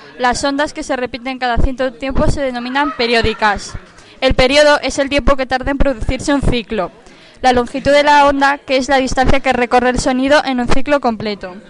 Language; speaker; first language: Spanish; native; Spanish